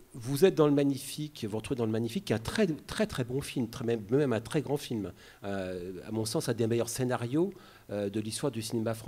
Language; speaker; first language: French; native; French